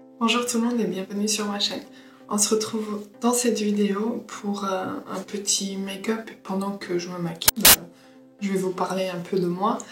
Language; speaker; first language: French; early bilingual, other home language; Portuguese